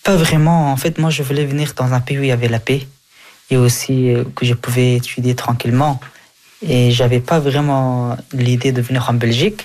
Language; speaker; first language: French; early bilingual, other home language; Persian